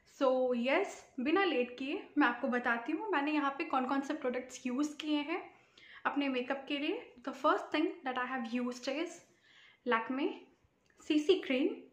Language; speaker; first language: Hindi; native; Hindi